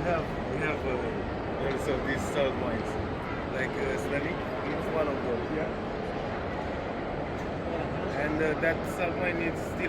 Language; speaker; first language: English; non-native, fluent; Romanian